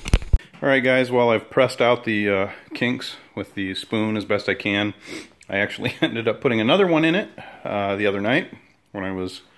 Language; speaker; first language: English; native; English